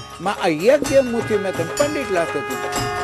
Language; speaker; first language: Dutch; non-native, local second language; Caribbean Hindustani